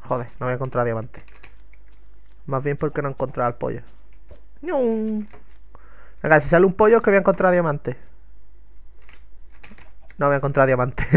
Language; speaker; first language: Spanish; native; Spanish